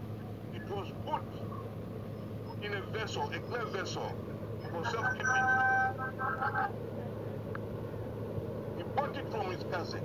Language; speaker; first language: English; non-native, local second language; Bemba